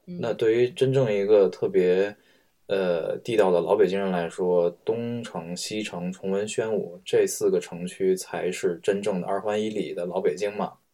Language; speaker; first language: Chinese; native; Chinese